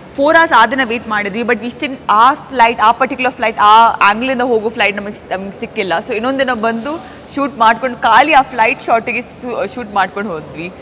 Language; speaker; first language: Kannada; early bilingual, other home language; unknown